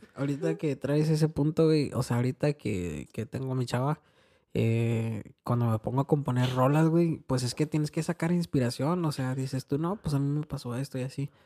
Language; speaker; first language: Spanish; early bilingual, heritage; Spanish